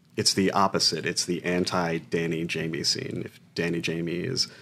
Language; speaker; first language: English; native; English